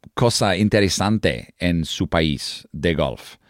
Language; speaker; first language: Spanish; non-native, learner; English